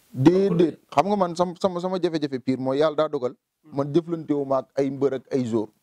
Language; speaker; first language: Wolof; native; Wolof